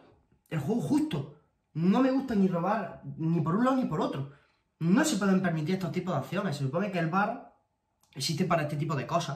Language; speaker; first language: Spanish; native; Spanish